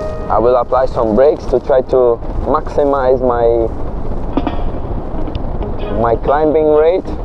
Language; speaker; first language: English; non-native, fluent; Portuguese